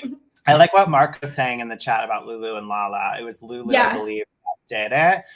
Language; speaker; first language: English; native; English